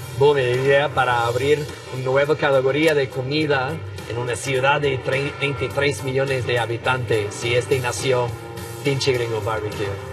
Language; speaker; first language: Spanish; non-native, fluent; English